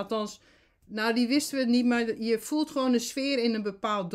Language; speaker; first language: Dutch; native; Dutch